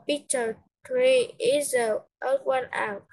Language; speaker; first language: English; non-native, learner; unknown